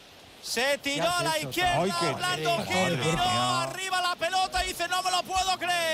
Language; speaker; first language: Spanish; native; Spanish